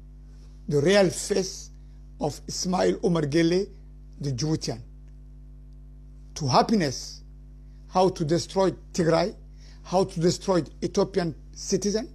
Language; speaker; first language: English; non-native, learner; Somali